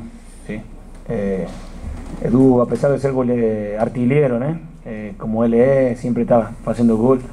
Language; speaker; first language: Portuguese; non-native, fluent; Spanish